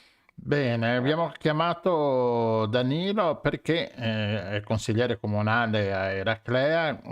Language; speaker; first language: Italian; native; Italian